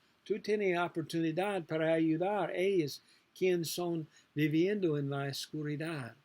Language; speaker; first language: Spanish; non-native, learner; English